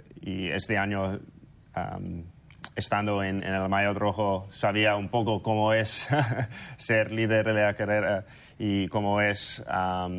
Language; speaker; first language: Spanish; non-native, fluent; English